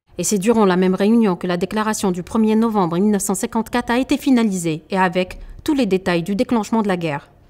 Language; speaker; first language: French; non-native, local second language; Arabic